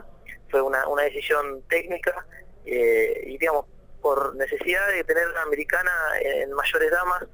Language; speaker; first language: Spanish; native; Spanish